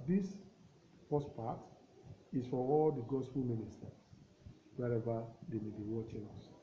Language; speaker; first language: English; non-native, local second language; Yoruba